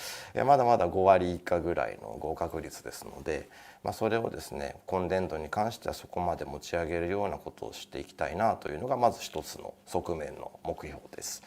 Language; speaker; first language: Japanese; native; Japanese